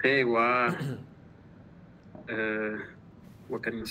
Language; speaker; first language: Japanese; non-native, learner; Spanish